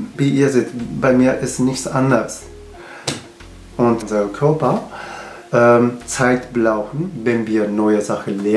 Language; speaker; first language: German; non-native, learner; Japanese